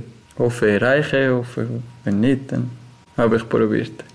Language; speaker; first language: German; non-native, learner; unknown